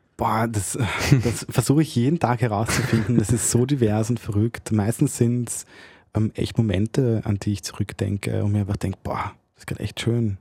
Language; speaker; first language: German; early bilingual, other home language; Bosnian